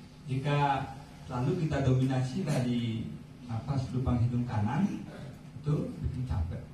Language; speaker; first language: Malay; non-native, fluent; Bangla